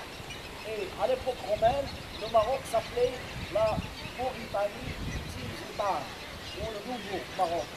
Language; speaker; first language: French; non-native, local second language; Arabic